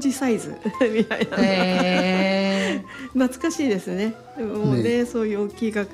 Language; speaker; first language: Japanese; native; Japanese